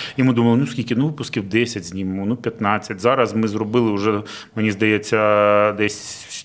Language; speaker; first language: Ukrainian; non-native, local second language; Russian